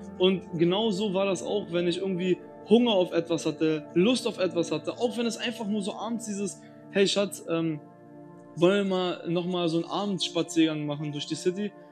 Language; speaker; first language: German; early bilingual, other home language; Albanian